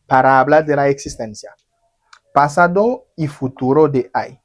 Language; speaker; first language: Spanish; non-native, fluent; Haitian Creole